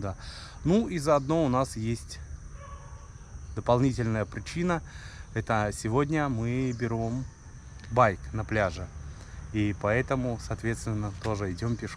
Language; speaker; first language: Russian; native; Russian